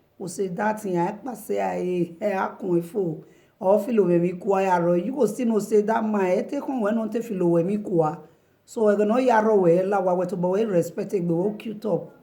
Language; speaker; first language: Nigerian Pidgin; non-native, local second language; Bini